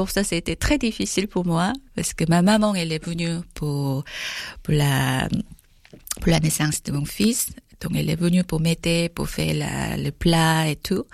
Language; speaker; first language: French; non-native, fluent; Korean